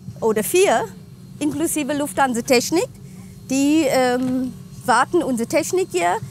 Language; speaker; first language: German; non-native, fluent; English